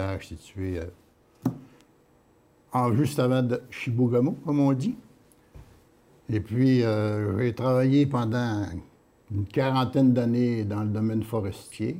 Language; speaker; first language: French; native; French